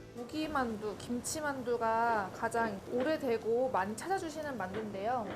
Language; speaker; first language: Korean; native; Korean